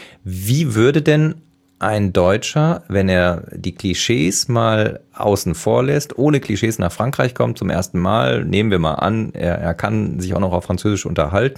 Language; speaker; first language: German; native; German